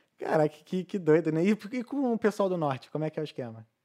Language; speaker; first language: Portuguese; native; Portuguese